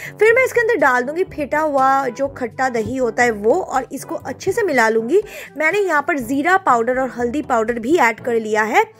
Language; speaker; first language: Hindi; non-native, local second language; Bangla